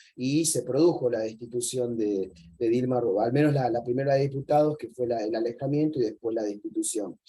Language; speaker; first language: Spanish; native; Spanish